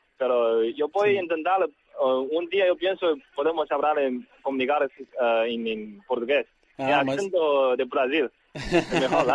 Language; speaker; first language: Portuguese; non-native, learner; Chinese